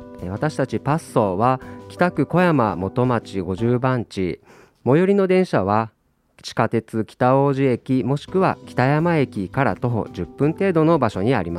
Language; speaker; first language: Japanese; native; Japanese